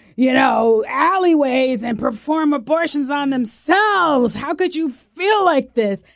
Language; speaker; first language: English; early bilingual, other home language; Spanish